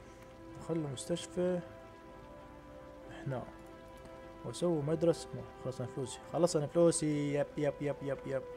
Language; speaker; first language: Arabic; native; Arabic